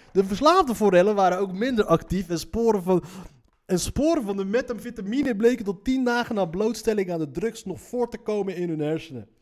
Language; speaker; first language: Dutch; early bilingual, other home language; Riffian